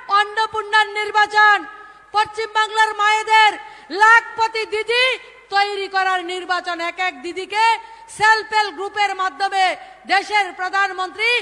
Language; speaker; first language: Bangla; native; Bangla